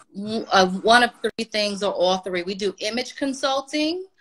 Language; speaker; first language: English; native; English